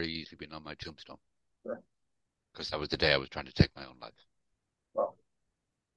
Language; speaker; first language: English; native; English